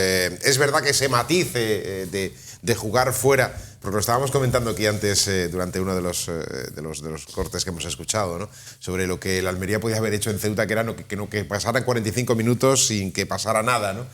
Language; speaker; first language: Spanish; native; Spanish